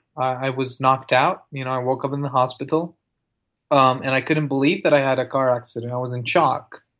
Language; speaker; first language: English; early bilingual, other home language; Arabic